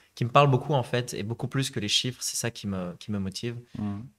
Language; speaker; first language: French; native; French